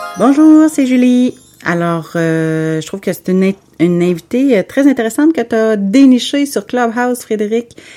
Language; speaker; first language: French; native; French